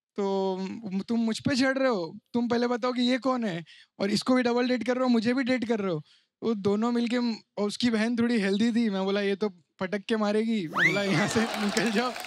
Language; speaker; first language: Hindi; native; Hindi